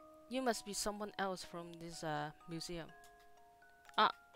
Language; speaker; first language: English; non-native, local second language; Cantonese